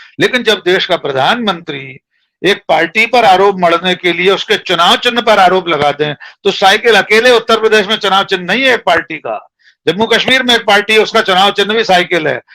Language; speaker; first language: Hindi; native; Hindi